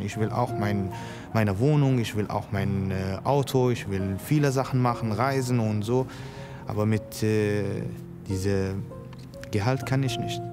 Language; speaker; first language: German; non-native, learner; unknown